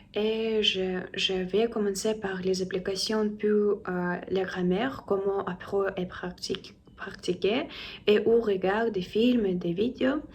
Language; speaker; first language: French; non-native, learner; Russian